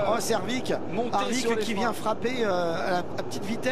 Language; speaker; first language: French; native; French